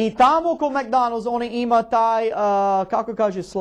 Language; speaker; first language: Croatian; non-native, learner; English